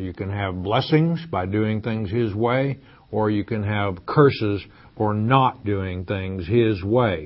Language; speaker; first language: English; native; English